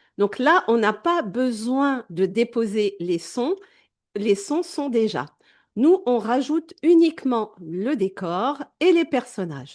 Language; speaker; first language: French; native; French